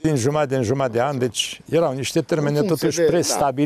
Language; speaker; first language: Romanian; native; Romanian